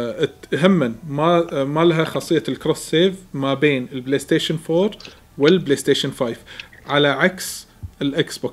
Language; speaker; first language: Arabic; native; Arabic